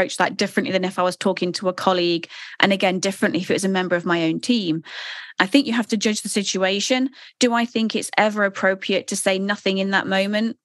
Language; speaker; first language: English; native; English